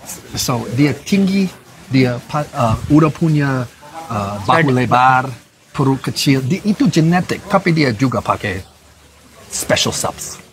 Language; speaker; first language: Indonesian; non-native, fluent; English